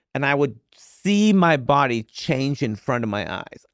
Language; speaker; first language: English; non-native, local second language; Urdu